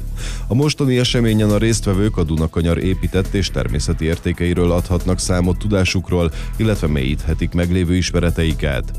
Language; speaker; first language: Hungarian; native; Hungarian